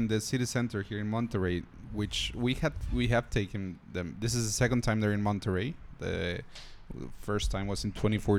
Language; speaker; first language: English; non-native, fluent; Spanish